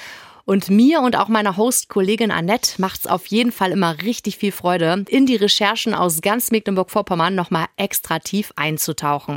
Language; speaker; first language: German; native; German